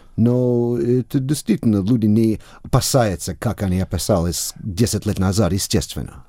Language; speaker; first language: Russian; non-native, fluent; English